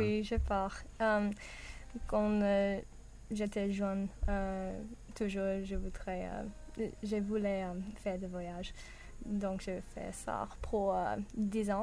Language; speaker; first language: French; non-native, learner; English